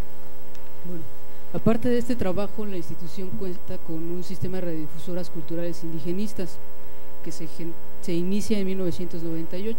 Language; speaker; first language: Spanish; native; Spanish